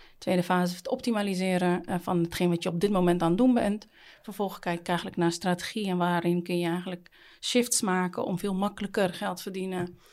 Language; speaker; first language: Dutch; native; Dutch